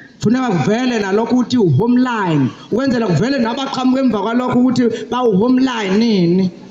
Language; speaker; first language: Zulu; native; Zulu